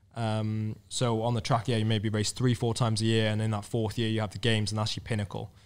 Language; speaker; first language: English; native; English